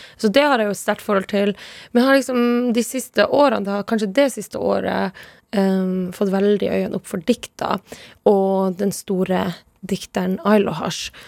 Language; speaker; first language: Norwegian; non-native, local second language; Northern Sami